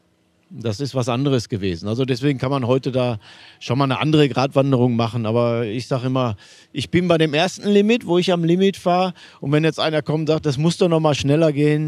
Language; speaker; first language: German; native; German